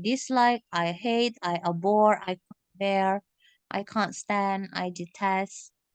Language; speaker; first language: English; non-native, fluent; Indonesian